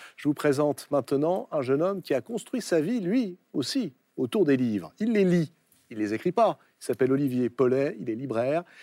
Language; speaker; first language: French; native; French